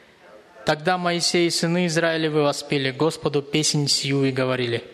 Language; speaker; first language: Russian; native; Russian